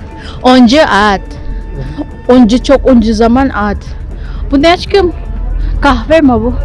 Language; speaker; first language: Turkish; non-native, learner; Indonesian